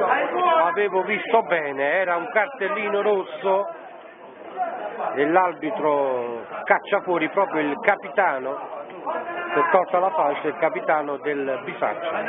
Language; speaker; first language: Italian; native; Italian